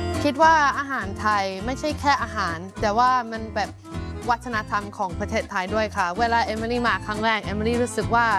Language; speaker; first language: Thai; non-native, fluent; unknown